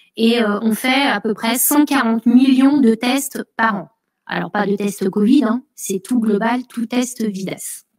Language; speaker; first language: French; native; French